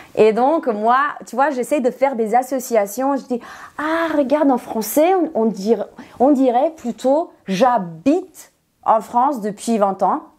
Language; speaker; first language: French; non-native, fluent; Serbian